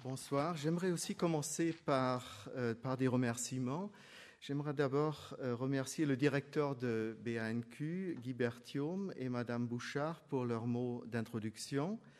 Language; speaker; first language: French; non-native, fluent; German